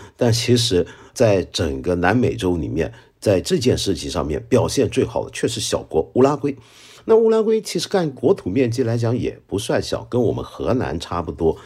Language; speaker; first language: Chinese; non-native, local second language; Cantonese